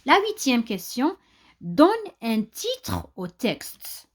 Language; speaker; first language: French; non-native, local second language; Arabic